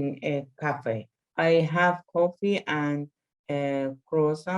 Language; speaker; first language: English; non-native, learner; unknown